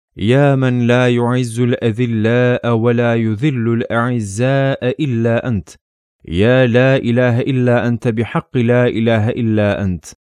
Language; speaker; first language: Arabic; non-native, fluent; Turkish